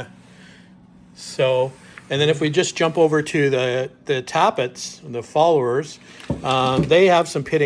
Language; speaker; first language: English; native; English